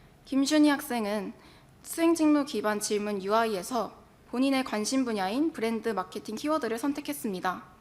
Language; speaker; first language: Korean; native; Korean